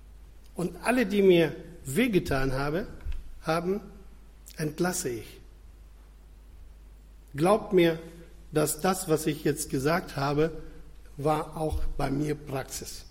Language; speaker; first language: German; non-native, fluent; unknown